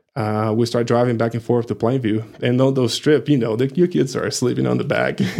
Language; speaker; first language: English; non-native, fluent; Portuguese